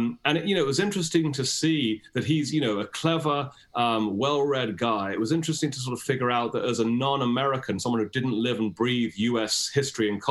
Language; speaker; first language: English; native; English